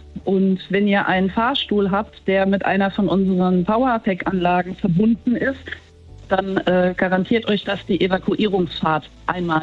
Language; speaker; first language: German; native; German